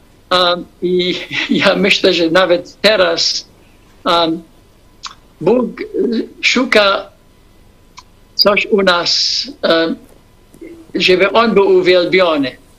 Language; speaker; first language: Polish; non-native, fluent; English